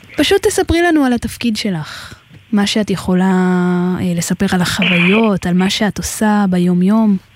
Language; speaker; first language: Hebrew; native; Hebrew